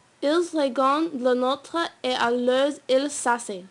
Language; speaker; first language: French; non-native, learner; English